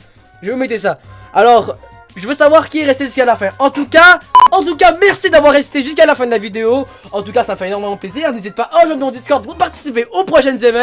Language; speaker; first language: French; native; French